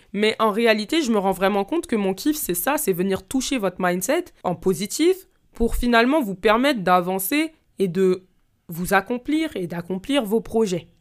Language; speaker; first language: French; native; French